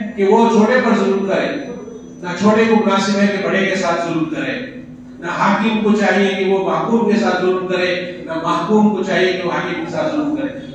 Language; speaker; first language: Urdu; native; Urdu